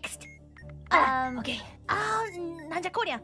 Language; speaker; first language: English; non-native, learner; Japanese